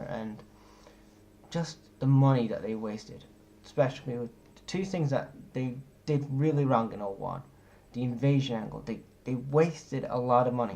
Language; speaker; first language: English; native; English